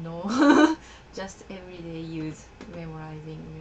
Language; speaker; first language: English; non-native, learner; Japanese